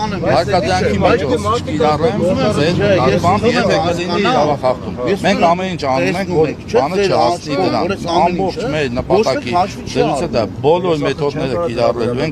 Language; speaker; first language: Armenian; native; Armenian